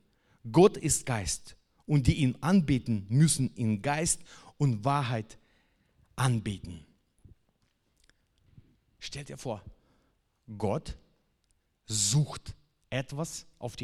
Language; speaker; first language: German; non-native, fluent; Russian